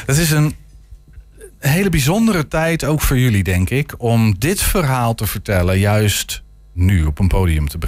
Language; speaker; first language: Dutch; native; Dutch